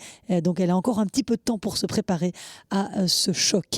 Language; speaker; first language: French; native; French